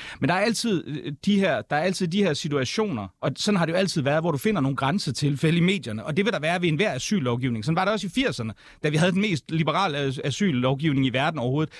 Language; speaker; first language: Danish; native; Danish